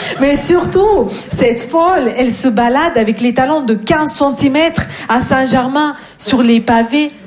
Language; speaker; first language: French; non-native, fluent; Russian